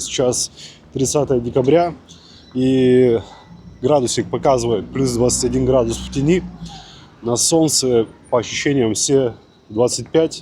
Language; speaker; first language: Russian; native; Russian